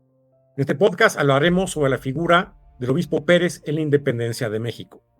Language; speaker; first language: Spanish; native; Spanish